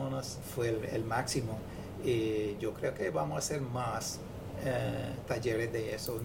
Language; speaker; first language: Spanish; non-native, fluent; English